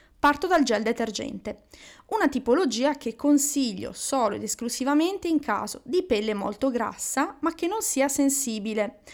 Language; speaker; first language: Italian; native; Italian